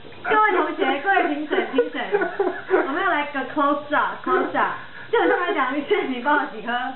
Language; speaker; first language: Chinese; native; Chinese